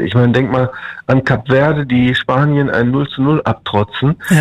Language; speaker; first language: German; native; German